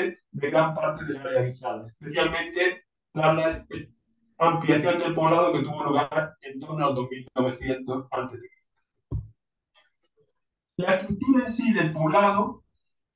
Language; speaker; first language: Spanish; native; Spanish